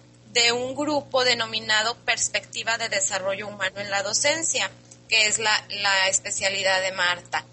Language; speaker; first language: Spanish; native; Spanish